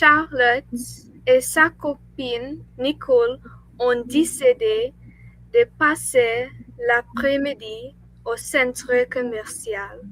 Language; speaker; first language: French; non-native, learner; English